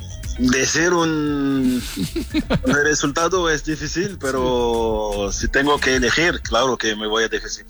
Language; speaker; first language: Spanish; non-native, fluent; French